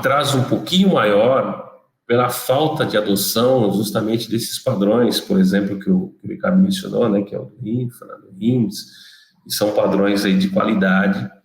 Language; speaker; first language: Portuguese; native; Portuguese